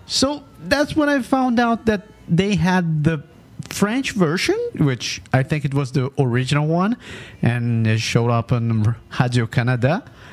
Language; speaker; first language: English; non-native, fluent; Portuguese